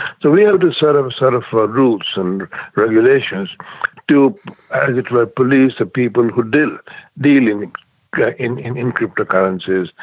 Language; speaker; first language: English; non-native, local second language; Gujarati